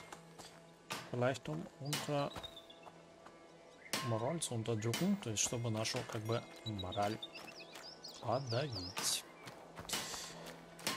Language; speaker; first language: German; non-native, fluent; Russian